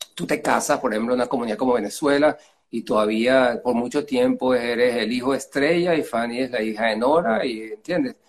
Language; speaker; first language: Spanish; native; Spanish